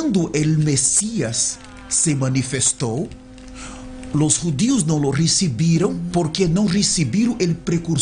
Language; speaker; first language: Spanish; non-native, learner; Portuguese